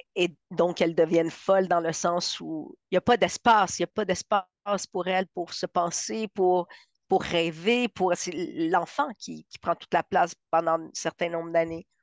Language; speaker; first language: French; non-native, fluent; Spanish